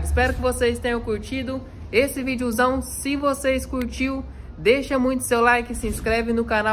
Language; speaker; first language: Portuguese; native; Portuguese